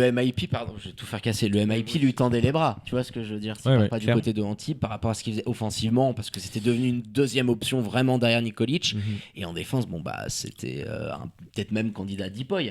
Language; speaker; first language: French; native; French